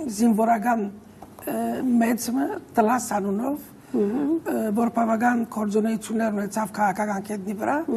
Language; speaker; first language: Armenian; early bilingual, heritage; Armenian